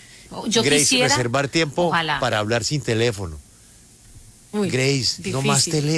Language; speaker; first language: Spanish; native; Spanish